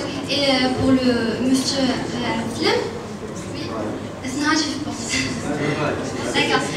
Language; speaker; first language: French; non-native, local second language; Arabic